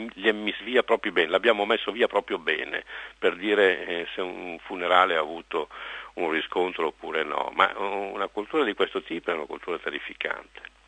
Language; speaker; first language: Italian; native; Italian